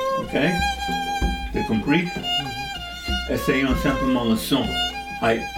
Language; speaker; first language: French; non-native, fluent; English